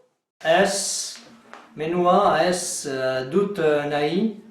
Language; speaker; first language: Basque; non-native, learner; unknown